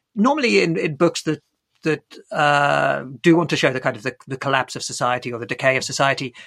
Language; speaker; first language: English; native; English